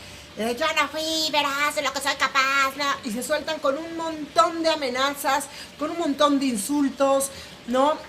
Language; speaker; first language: Spanish; native; Spanish